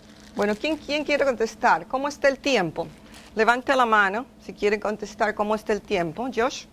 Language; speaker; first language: Spanish; non-native, fluent; English